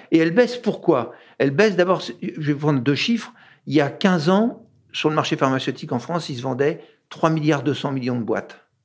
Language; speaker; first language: French; native; French